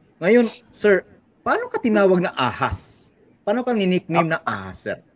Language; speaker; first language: Filipino; non-native, local second language; Cebuano